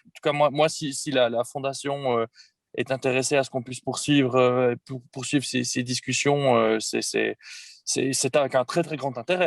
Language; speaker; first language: French; native; French